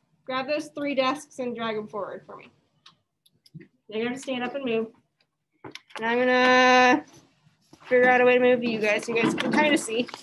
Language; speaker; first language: English; native; English